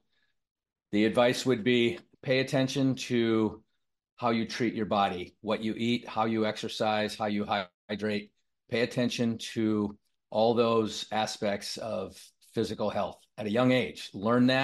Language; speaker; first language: English; native; English